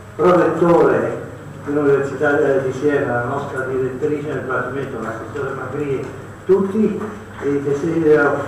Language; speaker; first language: Italian; native; Italian